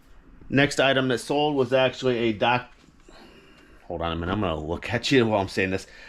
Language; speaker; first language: English; native; English